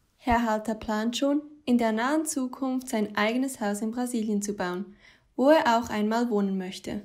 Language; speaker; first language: German; native; German